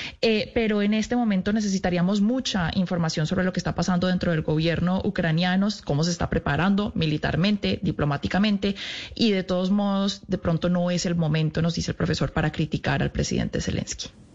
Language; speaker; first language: Spanish; native; Spanish